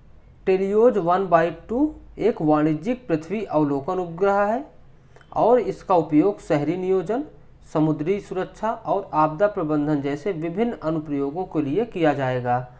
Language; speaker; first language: Hindi; native; Hindi